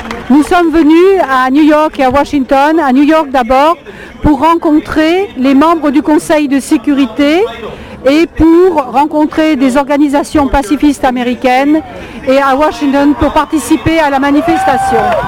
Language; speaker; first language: French; native; French